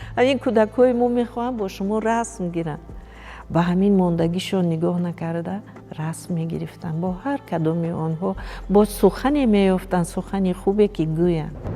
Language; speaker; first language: Tajik; native; Tajik